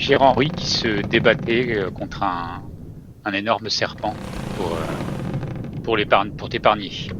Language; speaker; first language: French; native; French